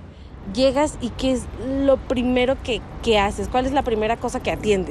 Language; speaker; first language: Spanish; native; Spanish